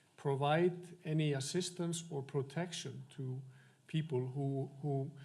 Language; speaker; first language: English; non-native, fluent; Icelandic